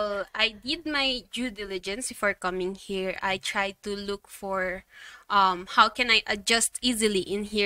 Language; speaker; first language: English; non-native, local second language; Filipino